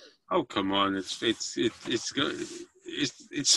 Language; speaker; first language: English; native; English